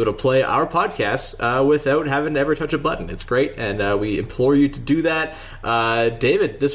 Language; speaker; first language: English; native; English